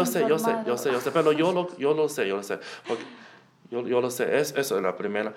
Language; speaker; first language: Spanish; non-native, learner; Chinese